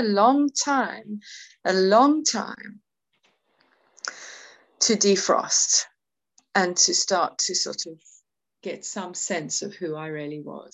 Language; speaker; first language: English; native; English